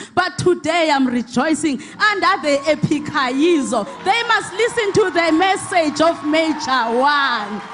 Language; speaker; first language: English; non-native, local second language; Xhosa